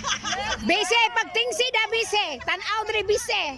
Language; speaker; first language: Filipino; non-native, local second language; Cebuano